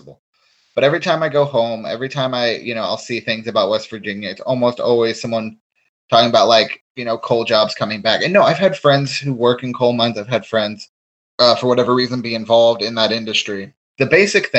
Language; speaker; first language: English; native; English